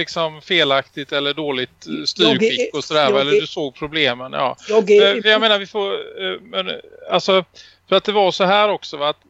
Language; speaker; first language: Swedish; native; Swedish